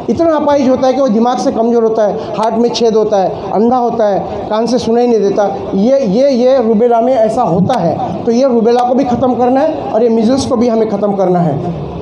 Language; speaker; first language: Hindi; non-native, local second language; Marathi